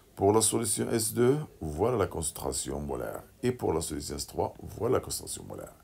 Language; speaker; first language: French; non-native, local second language; Arabic